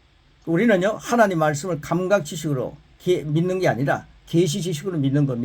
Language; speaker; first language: Korean; native; Korean